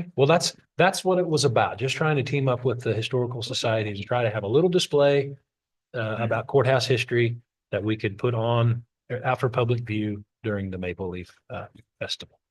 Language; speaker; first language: English; native; English